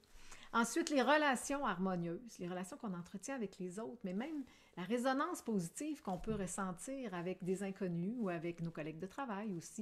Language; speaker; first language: French; native; French